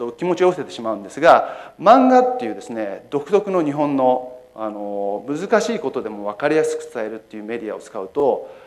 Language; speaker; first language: Japanese; native; Japanese